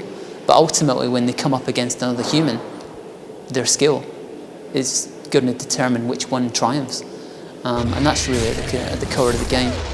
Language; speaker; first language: English; native; English